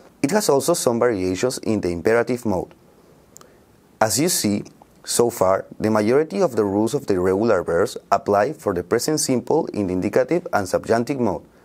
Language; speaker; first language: English; non-native, fluent; Spanish